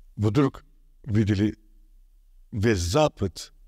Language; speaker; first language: Russian; non-native, local second language; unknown